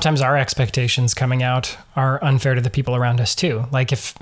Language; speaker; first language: English; native; English